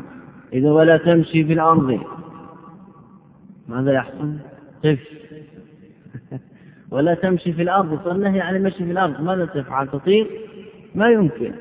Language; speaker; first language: Arabic; native; Arabic